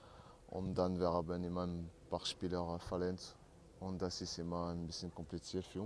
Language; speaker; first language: German; non-native, learner; French